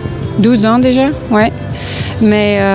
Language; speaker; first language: French; non-native, local second language; Dutch